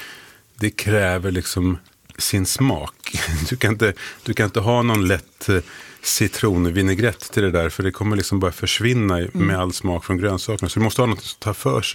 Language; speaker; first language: Swedish; native; Swedish